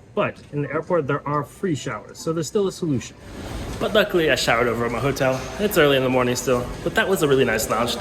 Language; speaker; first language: English; native; English